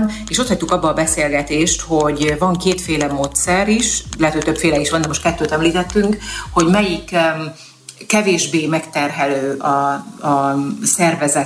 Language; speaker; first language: Hungarian; native; Hungarian